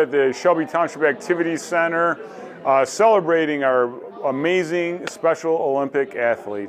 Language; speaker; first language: English; native; English